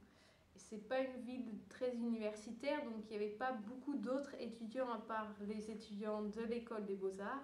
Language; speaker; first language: French; early bilingual, other home language; Dutch